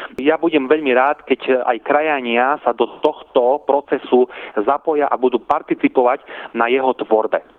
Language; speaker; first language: Slovak; non-native, local second language; Rusyn